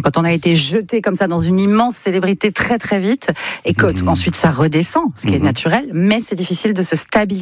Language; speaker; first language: French; native; French